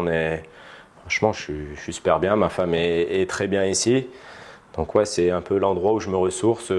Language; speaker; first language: French; native; French